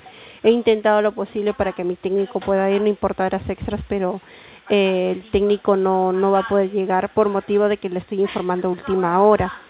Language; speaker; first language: Spanish; native; Spanish